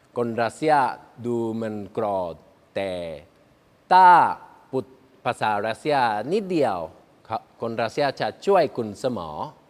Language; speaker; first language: Thai; non-native, learner; Spanish